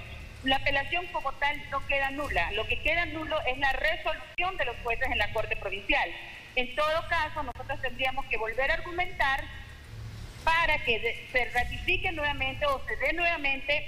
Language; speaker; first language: Spanish; native; Spanish